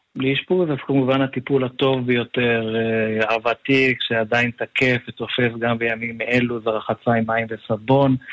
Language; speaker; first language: Hebrew; native; Hebrew